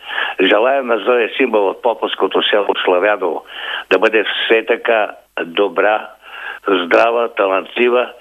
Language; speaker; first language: Bulgarian; native; Bulgarian